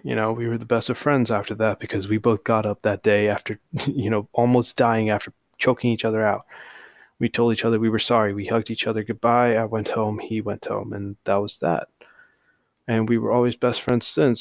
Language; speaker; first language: English; early bilingual, other home language; Hindi